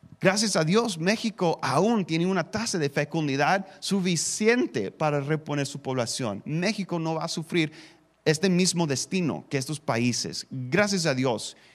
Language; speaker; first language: Spanish; non-native, fluent; English